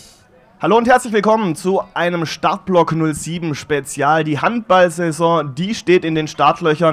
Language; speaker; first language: German; native; German